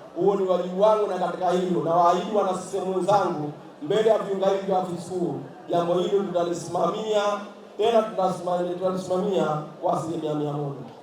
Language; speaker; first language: Swahili; native; Swahili